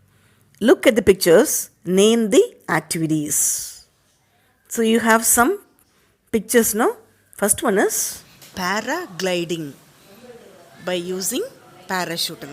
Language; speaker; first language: English; non-native, local second language; Tamil